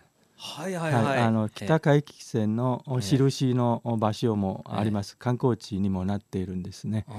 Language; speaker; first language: Japanese; non-native, fluent; Chinese